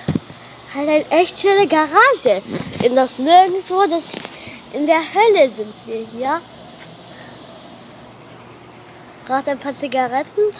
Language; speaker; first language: German; non-native, learner; French